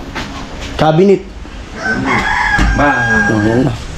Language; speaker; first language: Filipino; non-native, local second language; Bikol